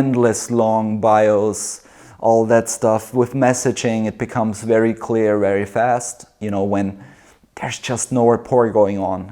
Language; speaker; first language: English; non-native, fluent; German